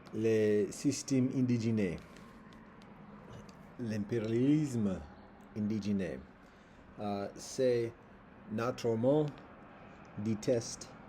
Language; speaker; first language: French; non-native, learner; English